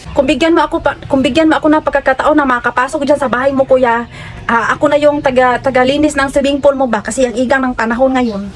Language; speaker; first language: Filipino; non-native, local second language; Hiligaynon